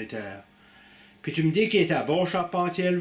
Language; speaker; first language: French; native; French